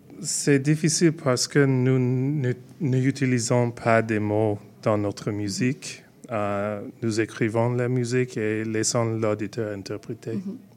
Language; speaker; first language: French; non-native, learner; Persian